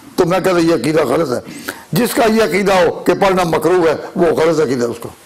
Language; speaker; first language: Urdu; non-native, local second language; Punjabi